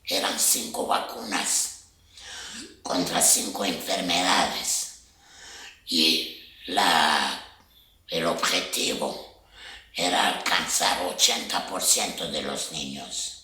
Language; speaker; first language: Spanish; non-native, fluent; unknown